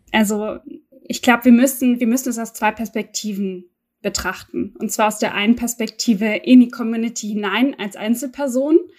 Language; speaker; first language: German; early bilingual, other home language; Turkish